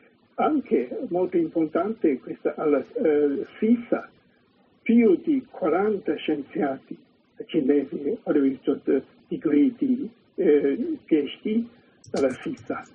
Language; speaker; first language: Italian; non-native, learner; Chinese